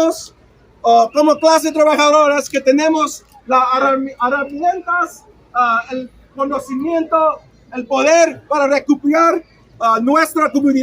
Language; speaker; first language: Spanish; early bilingual, heritage; Spanish